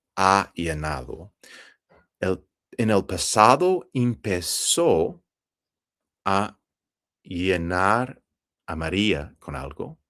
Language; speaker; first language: Spanish; non-native, fluent; English